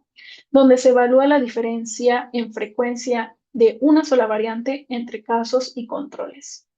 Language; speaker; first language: Spanish; native; Spanish